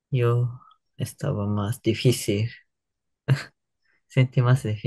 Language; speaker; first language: Spanish; non-native, learner; Japanese